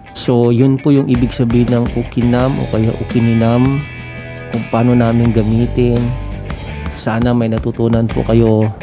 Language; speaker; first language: Filipino; non-native, local second language; Iloko